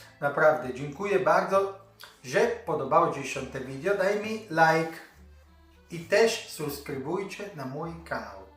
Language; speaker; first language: Polish; non-native, learner; Italian